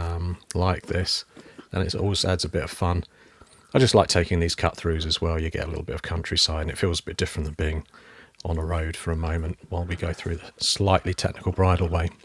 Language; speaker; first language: English; native; English